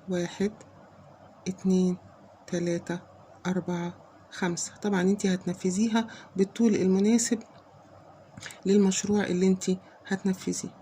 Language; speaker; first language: Arabic; native; Arabic